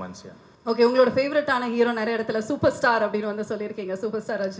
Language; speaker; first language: Tamil; native; Tamil